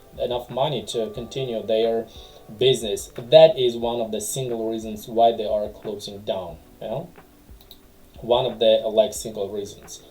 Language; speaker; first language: English; non-native, fluent; Tajik